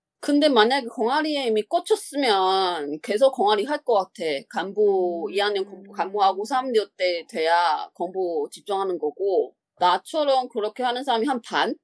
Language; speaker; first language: Korean; non-native, learner; Chinese